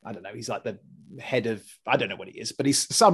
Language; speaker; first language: English; native; English